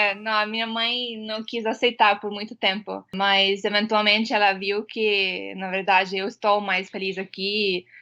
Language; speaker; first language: Portuguese; non-native, fluent; Estonian